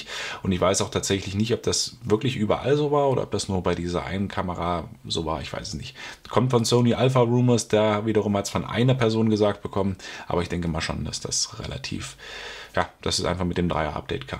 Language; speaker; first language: German; native; German